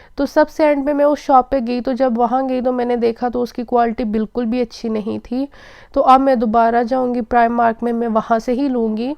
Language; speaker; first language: Urdu; native; Urdu